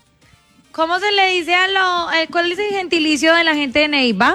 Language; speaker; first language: Spanish; native; Spanish